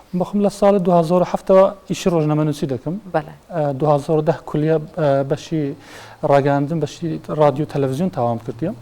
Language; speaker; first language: Central Kurdish; non-native, local second language; Kurdish